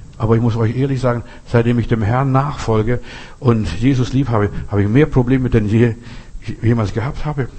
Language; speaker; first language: German; non-native, fluent; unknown